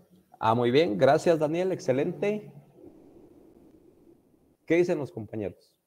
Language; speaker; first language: Spanish; native; Spanish